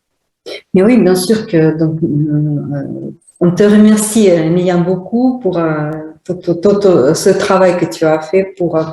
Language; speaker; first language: French; non-native, fluent; Russian